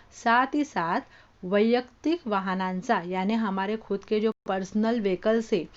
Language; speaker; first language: Hindi; non-native, local second language; Marathi